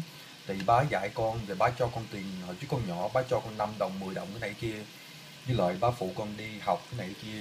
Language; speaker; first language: Vietnamese; early bilingual, heritage; Vietnamese